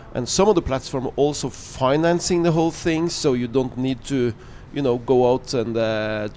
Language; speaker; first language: English; non-native, fluent; Norwegian